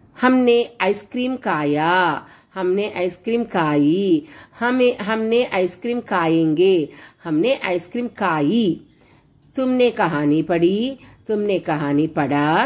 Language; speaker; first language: Hindi; non-native, local second language; Telugu